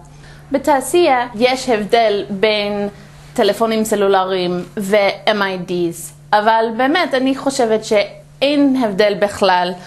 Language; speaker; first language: Hebrew; non-native, fluent; English